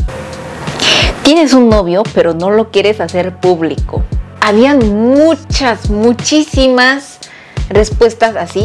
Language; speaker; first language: Spanish; early bilingual, other home language; Korean